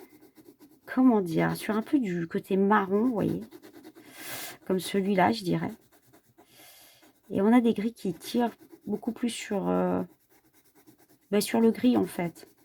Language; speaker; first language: French; native; French